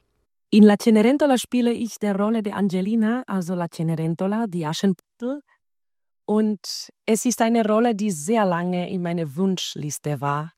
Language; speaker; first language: German; non-native, fluent; Spanish